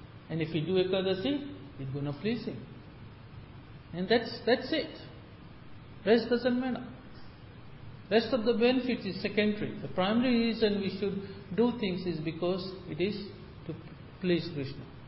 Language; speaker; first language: English; native; English